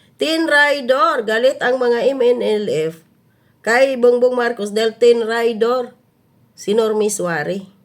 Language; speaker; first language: Filipino; non-native, local second language; Cebuano